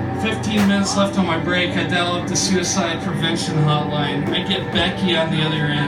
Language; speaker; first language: English; native; English